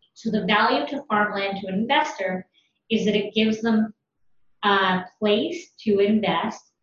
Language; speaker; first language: English; native; English